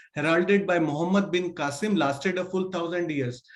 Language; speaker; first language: English; non-native, local second language; Hindi